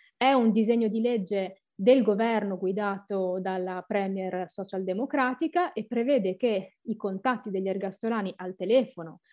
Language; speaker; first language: Italian; native; Italian